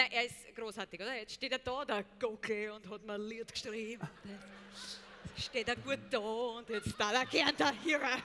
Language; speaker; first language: German; native; German